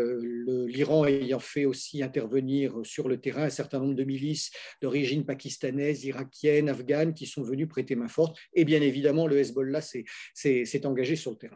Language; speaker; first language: French; native; French